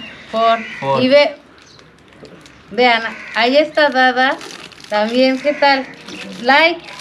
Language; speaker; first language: Spanish; native; Spanish